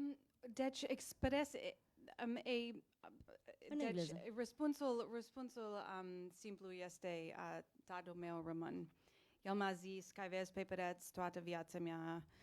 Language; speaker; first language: Romanian; early bilingual, heritage; English